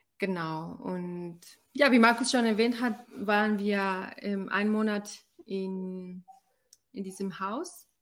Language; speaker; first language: German; non-native, fluent; Spanish